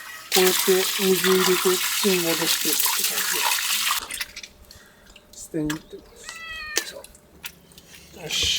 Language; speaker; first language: Japanese; native; Japanese